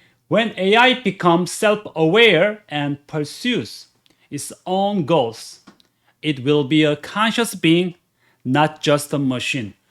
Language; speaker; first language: English; non-native, fluent; Korean